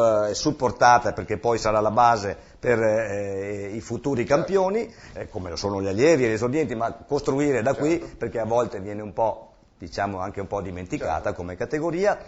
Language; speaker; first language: Italian; native; Italian